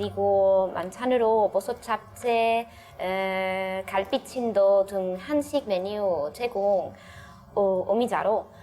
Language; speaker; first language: Korean; non-native, learner; Italian